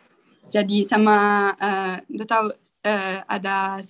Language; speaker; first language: Indonesian; non-native, learner; Italian